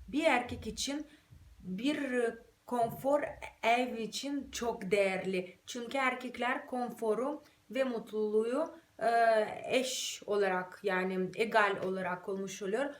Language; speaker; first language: Turkish; non-native, fluent; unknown